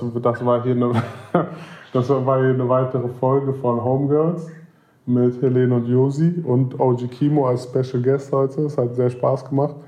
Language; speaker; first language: German; native; German